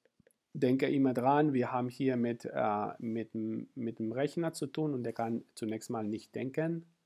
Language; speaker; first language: German; non-native, fluent; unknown